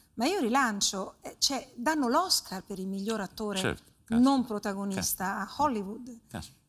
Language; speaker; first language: Italian; native; Italian